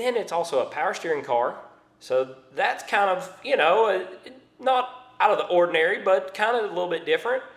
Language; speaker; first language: English; native; English